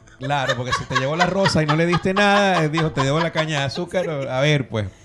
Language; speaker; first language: Spanish; native; Spanish